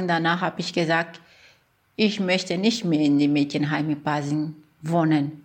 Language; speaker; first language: German; non-native, learner; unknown